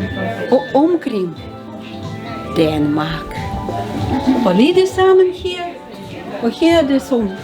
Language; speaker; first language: Danish; non-native, learner; Russian